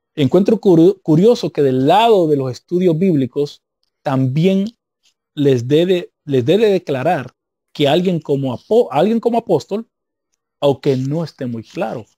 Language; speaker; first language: Spanish; native; Spanish